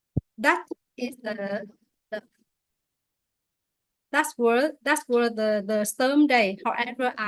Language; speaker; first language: English; non-native, learner; Vietnamese